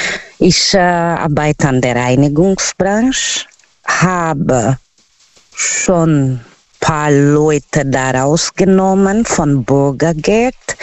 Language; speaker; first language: German; non-native, learner; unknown